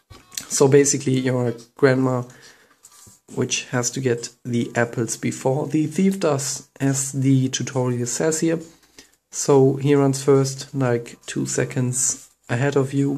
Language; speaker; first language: English; non-native, fluent; German